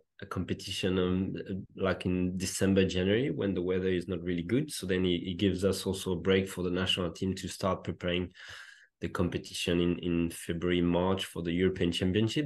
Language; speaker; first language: English; non-native, fluent; French